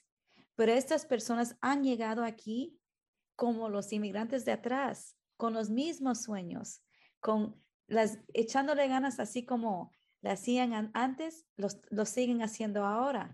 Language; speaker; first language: Spanish; early bilingual, heritage; Spanish